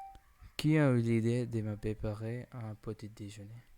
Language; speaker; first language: French; non-native, learner; English